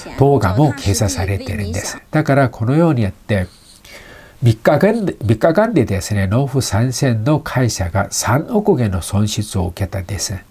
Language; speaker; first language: Japanese; non-native, fluent; Chinese